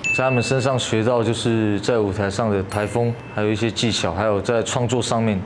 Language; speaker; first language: Chinese; native; Chinese